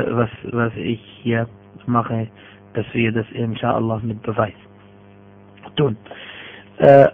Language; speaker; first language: German; non-native, fluent; Arabic